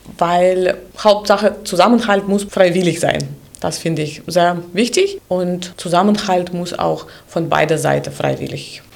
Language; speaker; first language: German; non-native, fluent; Russian